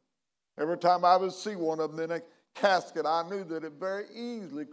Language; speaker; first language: English; native; English